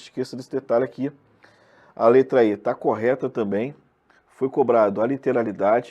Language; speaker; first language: Portuguese; native; Portuguese